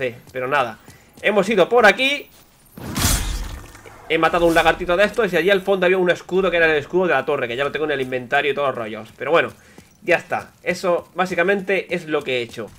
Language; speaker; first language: Spanish; native; Spanish